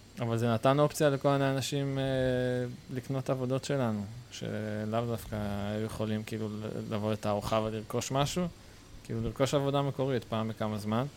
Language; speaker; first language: Hebrew; native; Hebrew